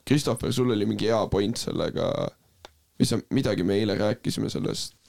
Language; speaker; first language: Estonian; native; Estonian